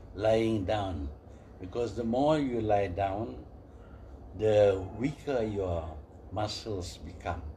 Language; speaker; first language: English; non-native, local second language; Malay